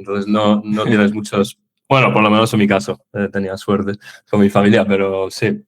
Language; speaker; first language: Spanish; early bilingual, other home language; English